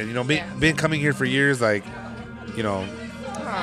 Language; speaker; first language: English; native; English